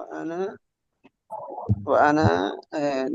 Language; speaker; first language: Arabic; non-native, learner; Bangla